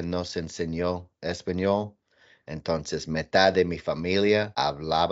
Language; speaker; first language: Spanish; non-native, learner; English